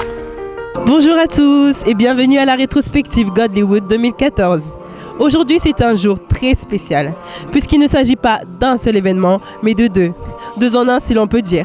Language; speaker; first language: French; native; French